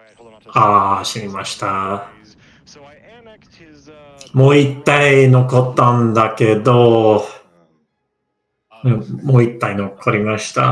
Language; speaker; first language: Japanese; non-native, learner; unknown